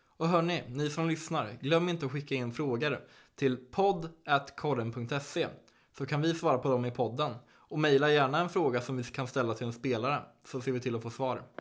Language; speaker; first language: Swedish; native; Swedish